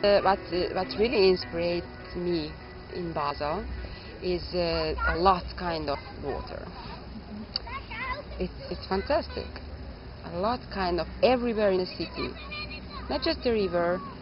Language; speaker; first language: English; non-native, fluent; Hungarian